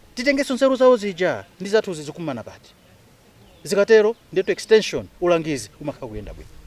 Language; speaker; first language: Nyanja; non-native, local second language; Tumbuka